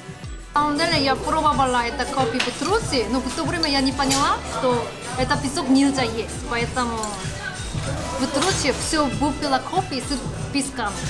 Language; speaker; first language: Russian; non-native, fluent; Korean